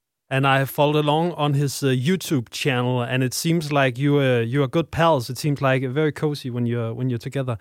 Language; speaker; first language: English; non-native, fluent; Danish